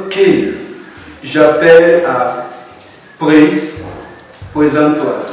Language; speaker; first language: French; non-native, fluent; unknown